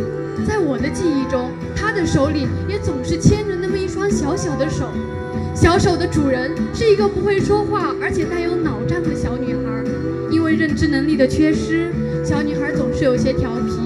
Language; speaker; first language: Chinese; native; Chinese